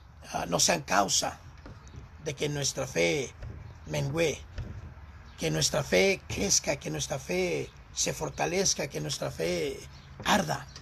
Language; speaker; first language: Spanish; native; Spanish